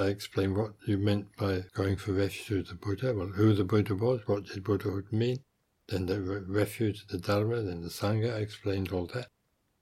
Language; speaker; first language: English; native; English